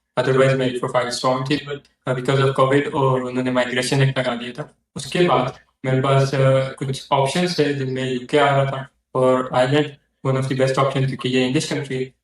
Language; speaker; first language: Urdu; non-native, local second language; Northern Hindko